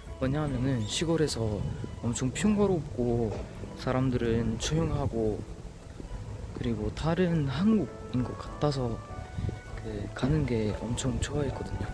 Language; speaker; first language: Korean; non-native, learner; French